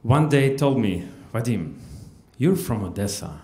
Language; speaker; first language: English; non-native, fluent; Russian